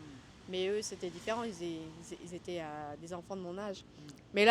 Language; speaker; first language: French; early bilingual, other home language; Vietnamese